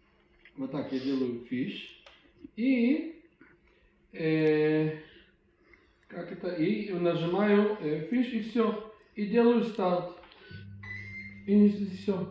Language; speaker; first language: Russian; early bilingual, heritage; Russian